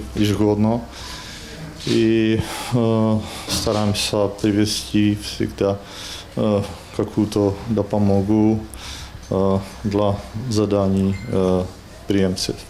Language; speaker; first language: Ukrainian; non-native, learner; Czech